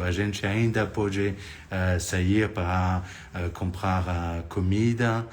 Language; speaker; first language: Portuguese; non-native, fluent; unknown